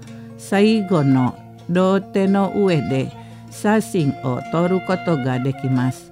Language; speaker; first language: Japanese; non-native, fluent; Indonesian